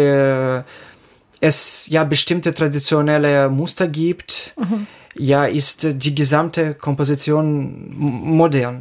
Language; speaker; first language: German; non-native, fluent; Ukrainian